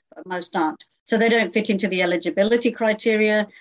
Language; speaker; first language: English; native; English